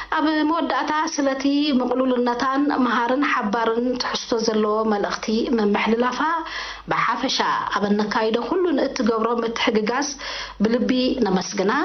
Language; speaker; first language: Tigrinya; native; Tigrinya